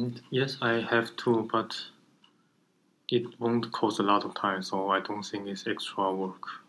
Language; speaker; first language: English; non-native, learner; Chinese